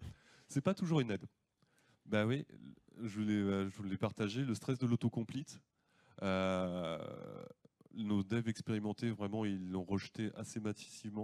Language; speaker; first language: French; native; French